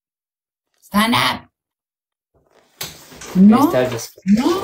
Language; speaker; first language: English; non-native, learner; Amharic